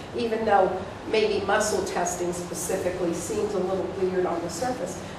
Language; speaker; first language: English; native; English